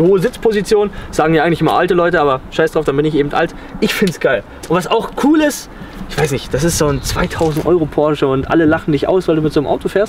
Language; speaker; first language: German; native; German